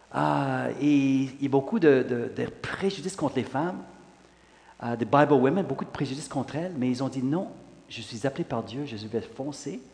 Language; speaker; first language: French; non-native, fluent; English